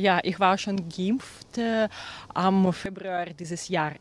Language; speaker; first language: German; non-native, learner; Russian